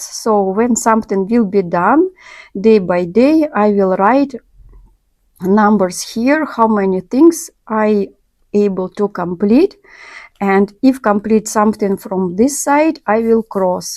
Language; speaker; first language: English; non-native, learner; Russian